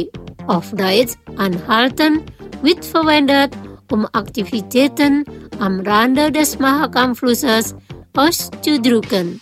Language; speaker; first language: German; non-native, fluent; Indonesian